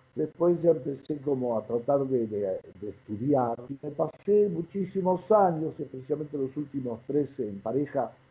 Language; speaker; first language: Spanish; native; Spanish